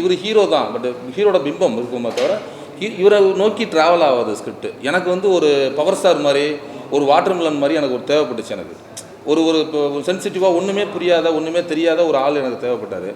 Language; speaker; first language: Tamil; native; Tamil